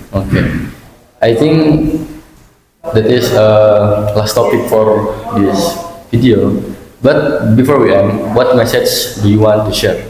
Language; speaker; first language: English; non-native, learner; Indonesian